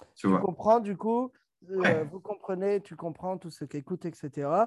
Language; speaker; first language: French; native; French